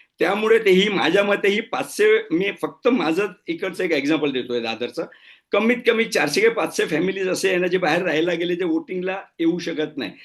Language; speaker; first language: Marathi; non-native, local second language; Gujarati